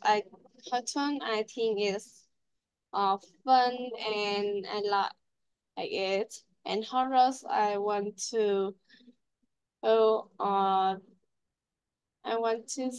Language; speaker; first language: English; non-native, learner; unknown